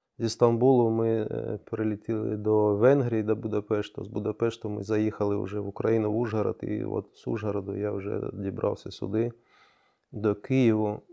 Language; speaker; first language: Ukrainian; non-native, local second language; Crimean Tatar